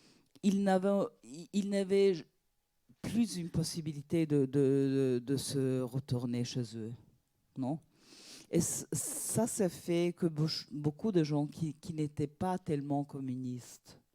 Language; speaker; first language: French; non-native, fluent; Italian